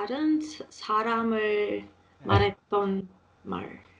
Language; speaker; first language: Korean; non-native, learner; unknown